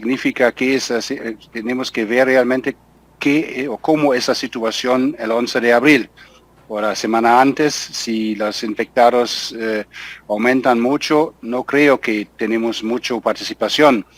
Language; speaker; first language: Spanish; non-native, fluent; German